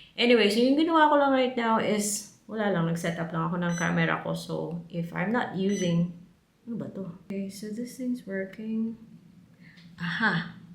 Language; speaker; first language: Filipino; non-native, local second language; Hiligaynon